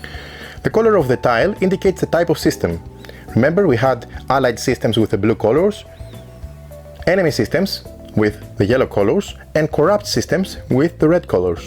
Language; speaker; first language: English; non-native, fluent; Greek